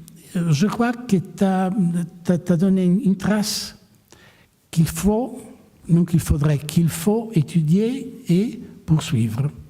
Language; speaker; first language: French; non-native, fluent; Italian